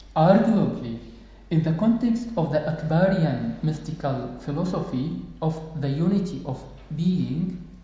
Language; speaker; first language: English; non-native, fluent; Arabic